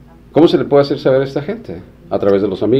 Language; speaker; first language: Spanish; native; Spanish